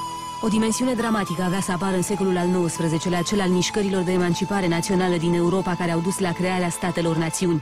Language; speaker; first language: Romanian; native; Romanian